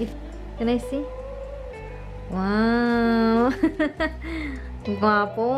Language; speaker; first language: English; non-native, local second language; Filipino